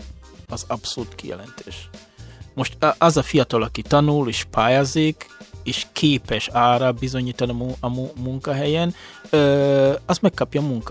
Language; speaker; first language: Hungarian; non-native, fluent; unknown